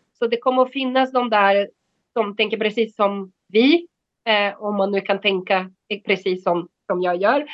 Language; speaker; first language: Swedish; non-native, fluent; Portuguese